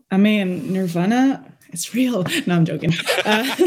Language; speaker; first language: English; non-native, fluent; Spanish